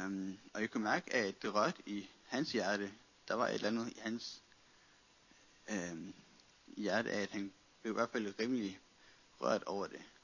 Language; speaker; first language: Danish; native; Danish